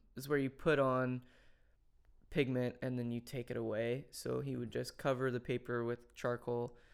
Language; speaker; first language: English; native; English